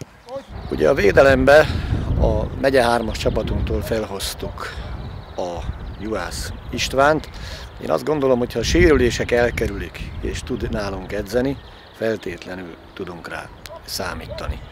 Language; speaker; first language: Hungarian; native; Hungarian